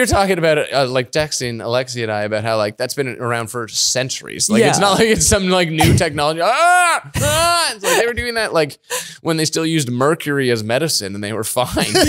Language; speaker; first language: English; native; English